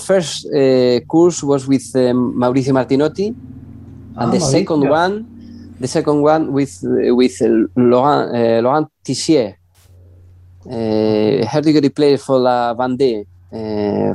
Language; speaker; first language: English; non-native, learner; Spanish